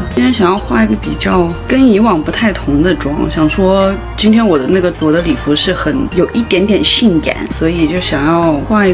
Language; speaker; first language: Chinese; native; Chinese